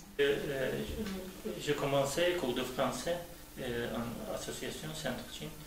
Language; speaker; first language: French; non-native, learner; Turkish